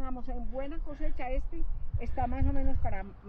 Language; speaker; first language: Spanish; native; Spanish